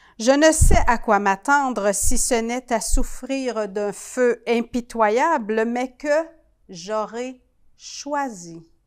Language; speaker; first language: French; native; French